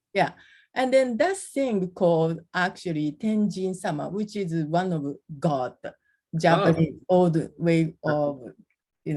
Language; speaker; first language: English; non-native, learner; Japanese